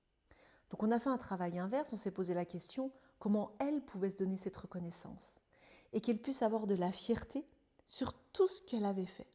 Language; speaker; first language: French; native; French